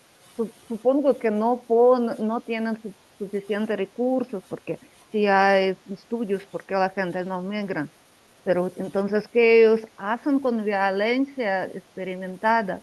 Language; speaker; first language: Spanish; non-native, learner; Russian